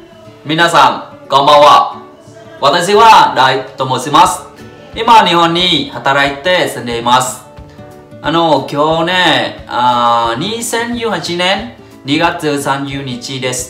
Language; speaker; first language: Japanese; non-native, learner; Vietnamese